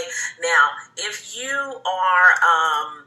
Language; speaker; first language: English; native; English